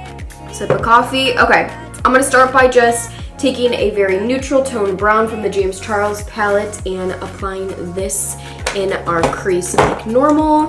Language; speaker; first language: English; native; English